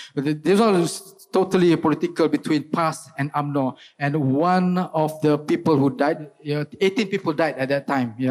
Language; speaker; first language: English; non-native, local second language; Malay